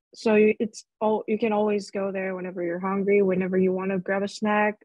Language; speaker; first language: English; non-native, fluent; Korean